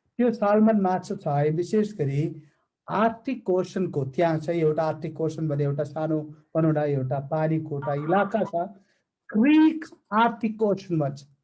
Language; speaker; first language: Nepali; non-native, fluent; Malayalam